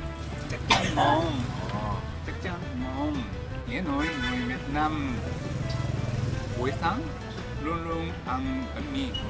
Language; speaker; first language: Vietnamese; non-native, learner; Japanese